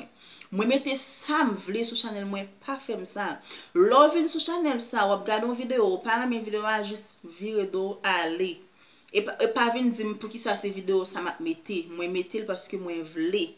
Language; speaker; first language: French; non-native, local second language; Haitian Creole